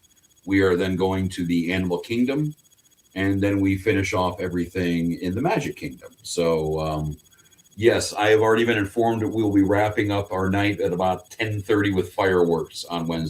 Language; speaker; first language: English; native; English